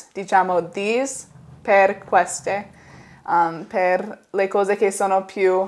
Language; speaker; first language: Italian; non-native, fluent; English